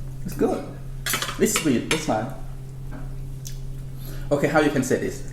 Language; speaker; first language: English; non-native, learner; Thai